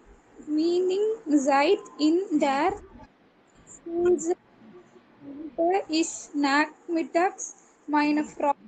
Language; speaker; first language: German; non-native, learner; Tamil